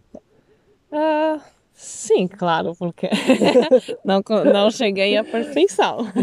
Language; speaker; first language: Portuguese; non-native, fluent; Italian